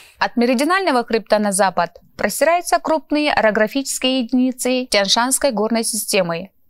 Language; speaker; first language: Russian; non-native, local second language; Kyrgyz